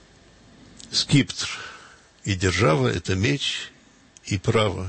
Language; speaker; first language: Russian; early bilingual, heritage; Russian